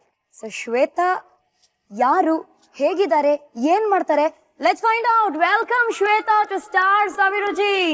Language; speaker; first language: Kannada; native; Kannada